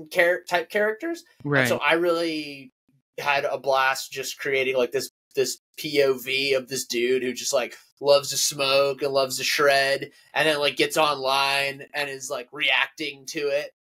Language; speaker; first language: English; native; English